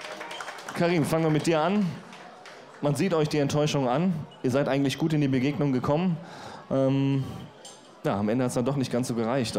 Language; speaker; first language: German; native; German